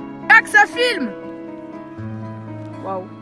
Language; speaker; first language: French; native; French